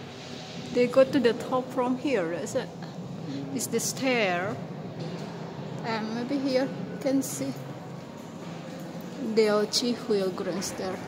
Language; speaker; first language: English; non-native, learner; Indonesian